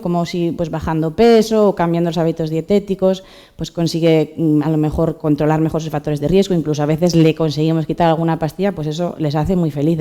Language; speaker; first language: Spanish; native; Spanish